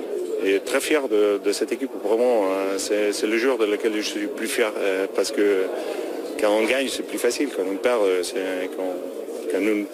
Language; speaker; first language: French; non-native, fluent; Spanish